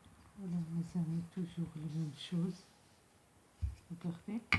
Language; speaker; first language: French; non-native, local second language; Arabic